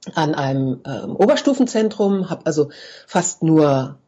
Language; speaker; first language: German; native; German